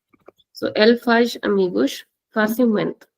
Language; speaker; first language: Portuguese; non-native, fluent; Hindi